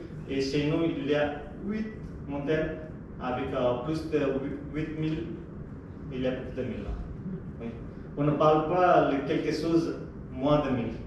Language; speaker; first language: French; non-native, fluent; Nepali